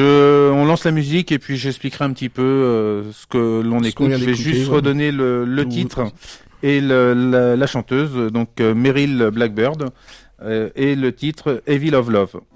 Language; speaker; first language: French; native; French